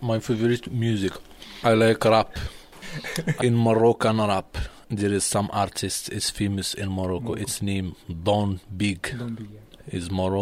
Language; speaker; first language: English; non-native, learner; Arabic